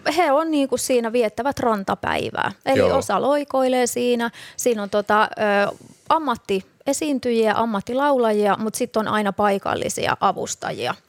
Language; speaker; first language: Finnish; native; Finnish